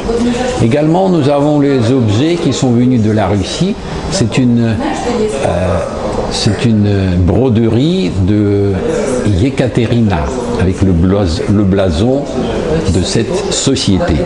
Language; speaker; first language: French; non-native, fluent; Russian